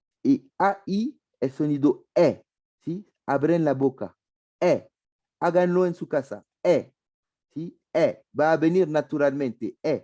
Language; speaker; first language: Spanish; non-native, fluent; French